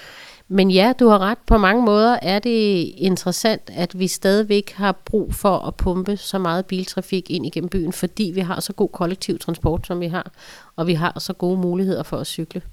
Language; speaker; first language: Danish; native; Danish